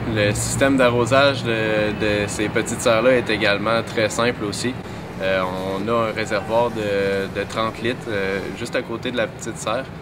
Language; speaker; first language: French; native; French